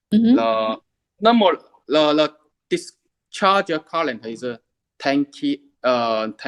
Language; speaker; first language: English; non-native, learner; Chinese